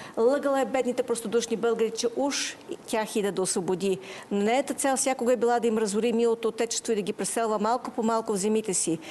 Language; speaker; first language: Bulgarian; native; Bulgarian